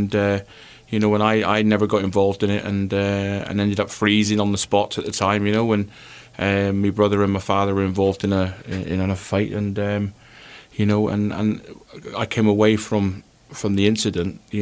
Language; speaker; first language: English; native; English